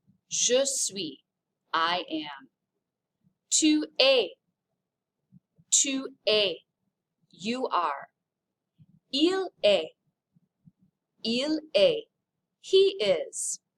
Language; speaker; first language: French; non-native, fluent; English